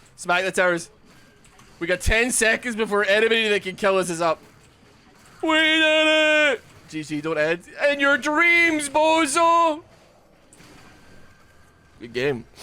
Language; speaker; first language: English; native; English